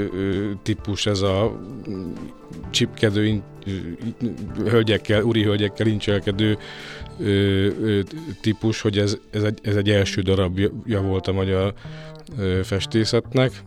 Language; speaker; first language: Hungarian; native; Hungarian